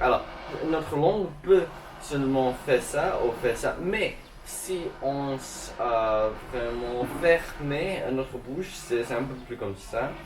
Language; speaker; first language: French; non-native, learner; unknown